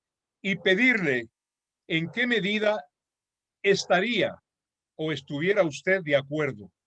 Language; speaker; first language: Spanish; native; Spanish